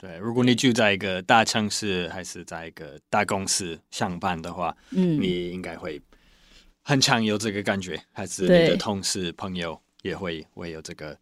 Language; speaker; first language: Chinese; non-native, fluent; English